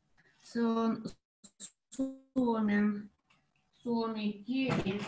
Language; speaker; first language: Finnish; non-native, learner; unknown